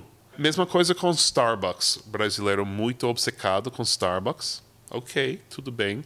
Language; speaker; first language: Portuguese; non-native, fluent; English